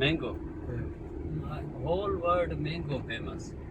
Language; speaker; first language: English; non-native, learner; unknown